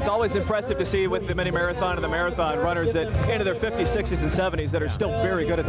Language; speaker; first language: English; native; English